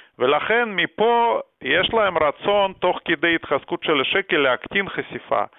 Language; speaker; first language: Hebrew; early bilingual, other home language; Russian